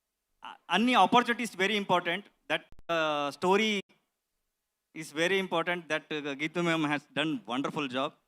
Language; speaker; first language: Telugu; non-native, learner; Kannada